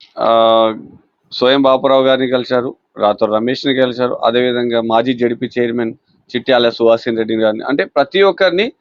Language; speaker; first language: Telugu; native; Telugu